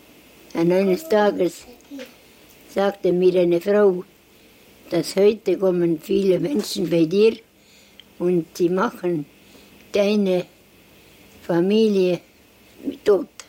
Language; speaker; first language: German; non-native, learner; Estonian